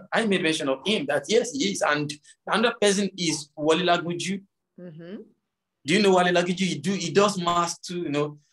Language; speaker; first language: English; non-native, local second language; Yoruba